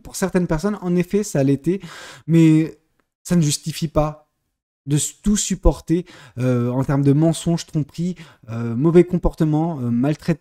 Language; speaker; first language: French; native; French